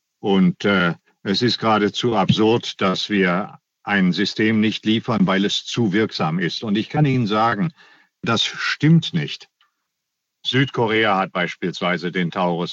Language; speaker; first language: German; native; German